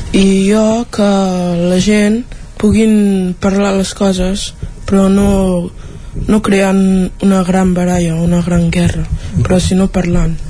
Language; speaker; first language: Catalan; early bilingual, other home language; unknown